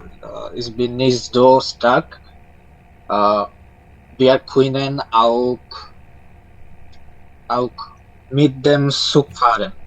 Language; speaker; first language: German; non-native, learner; Bangla